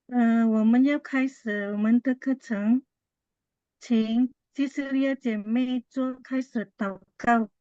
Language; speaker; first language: Chinese; non-native, learner; Indonesian